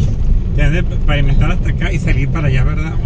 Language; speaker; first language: Spanish; native; Spanish